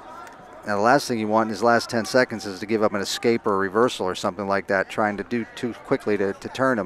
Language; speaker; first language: English; native; English